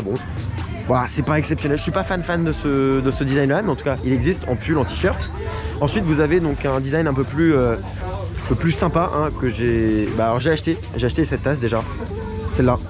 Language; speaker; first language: French; native; French